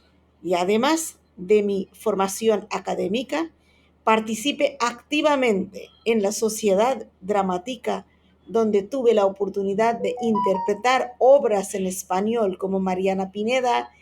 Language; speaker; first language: Spanish; non-native, fluent; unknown